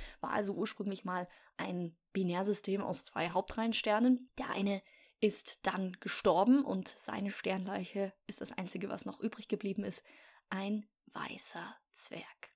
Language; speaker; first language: German; native; German